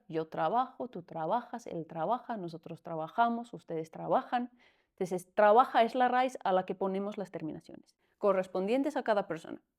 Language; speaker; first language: Spanish; non-native, fluent; Finnish